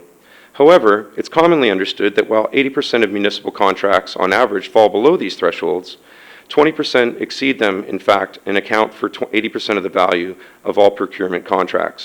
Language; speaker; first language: English; native; English